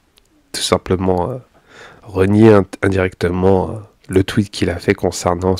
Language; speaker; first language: French; native; French